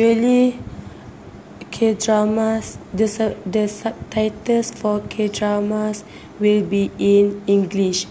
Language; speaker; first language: English; non-native, learner; Malay